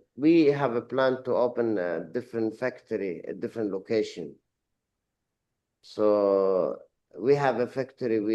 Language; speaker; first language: English; non-native, learner; Arabic